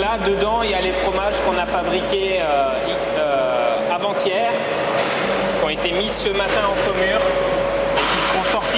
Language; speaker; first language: French; native; French